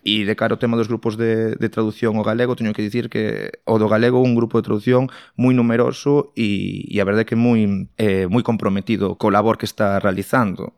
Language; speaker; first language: Galician; non-native, local second language; Spanish